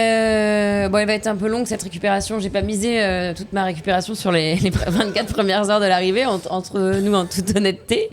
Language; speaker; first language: French; native; French